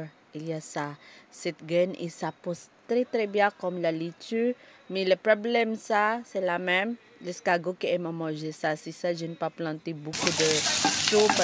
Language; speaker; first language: French; non-native, learner; Filipino